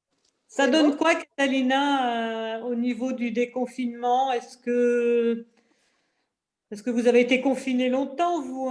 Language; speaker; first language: French; native; French